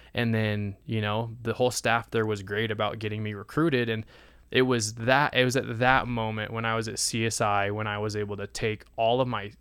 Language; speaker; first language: English; native; English